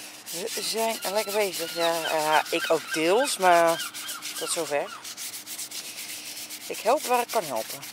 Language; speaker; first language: Dutch; native; Dutch